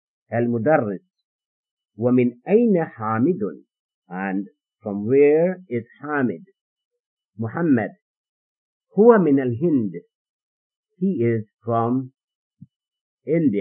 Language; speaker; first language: Arabic; non-native, fluent; English